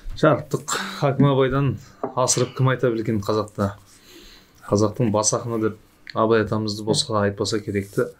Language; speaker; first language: Kazakh; native; Kazakh